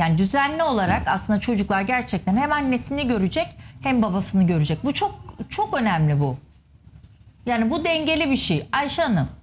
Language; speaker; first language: Turkish; native; Turkish